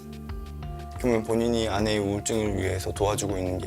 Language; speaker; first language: Korean; native; Korean